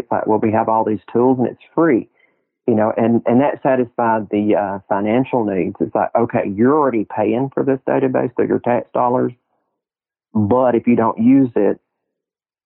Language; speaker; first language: English; native; English